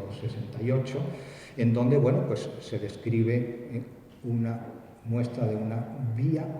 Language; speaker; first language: Spanish; native; Spanish